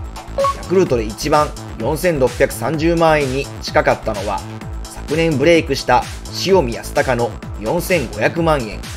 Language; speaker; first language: Japanese; native; Japanese